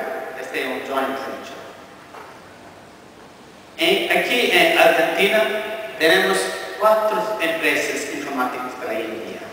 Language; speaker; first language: Spanish; non-native, fluent; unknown